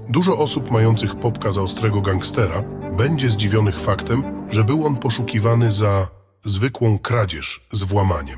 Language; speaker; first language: Polish; native; Polish